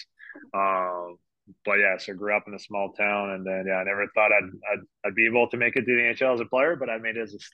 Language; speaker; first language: English; non-native, fluent; French